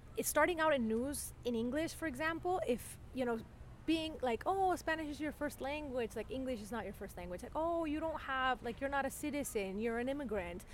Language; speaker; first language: English; non-native, fluent; Spanish